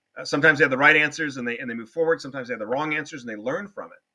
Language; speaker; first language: English; native; English